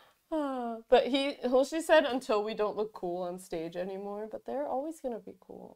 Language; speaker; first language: English; native; English